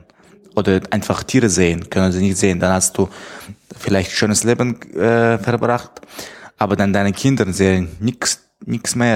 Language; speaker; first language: German; non-native, fluent; Tajik